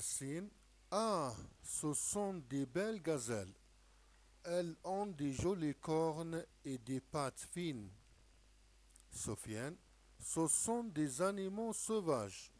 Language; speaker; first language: French; non-native, local second language; Arabic